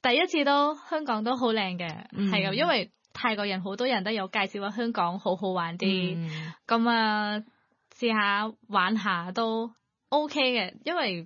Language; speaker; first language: Cantonese; non-native, fluent; Thai